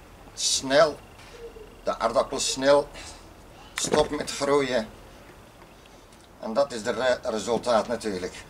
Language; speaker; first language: Dutch; non-native, learner; Arabic